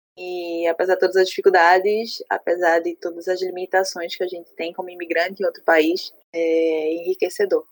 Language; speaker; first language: Portuguese; native; Portuguese